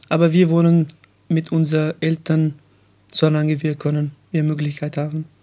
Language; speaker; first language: German; non-native, learner; Persian